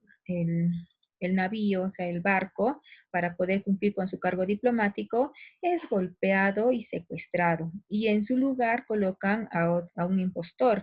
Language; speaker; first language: Spanish; native; Spanish